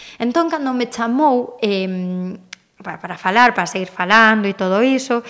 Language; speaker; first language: Galician; native; Galician